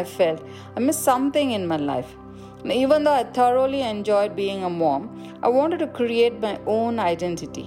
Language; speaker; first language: English; non-native, local second language; Tamil